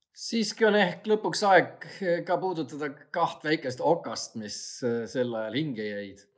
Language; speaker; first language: Estonian; native; Estonian